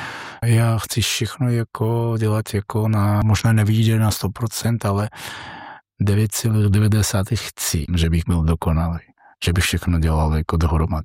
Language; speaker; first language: Czech; non-native, learner; Georgian